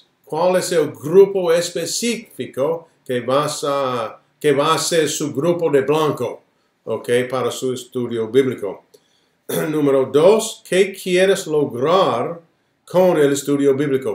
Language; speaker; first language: Spanish; non-native, fluent; English